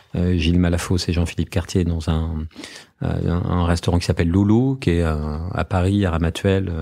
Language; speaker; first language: French; native; French